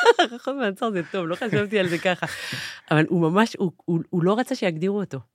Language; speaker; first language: Hebrew; non-native, fluent; French